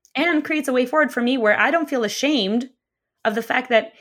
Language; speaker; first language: English; early bilingual, other home language; Russian